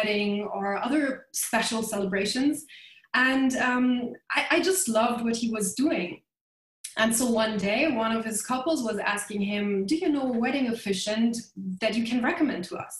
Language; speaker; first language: English; non-native, fluent; German